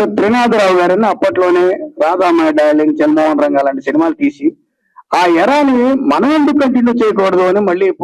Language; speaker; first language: Telugu; native; Telugu